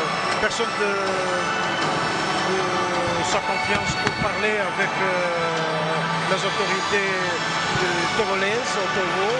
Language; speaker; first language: French; non-native, fluent; Portuguese